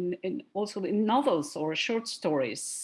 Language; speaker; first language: English; non-native, fluent; Polish